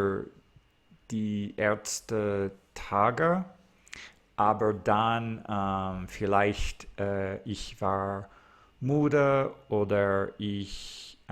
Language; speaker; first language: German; non-native, learner; English